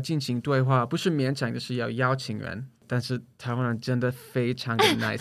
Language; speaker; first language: Chinese; non-native, fluent; English